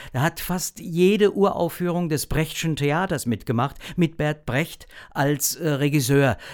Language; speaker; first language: German; native; German